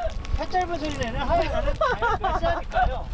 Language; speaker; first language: Korean; native; Korean